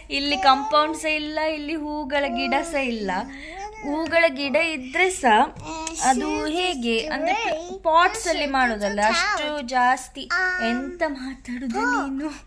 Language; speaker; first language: Kannada; non-native, local second language; Konkani